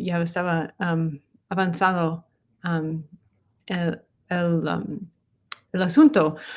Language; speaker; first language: Spanish; non-native, learner; English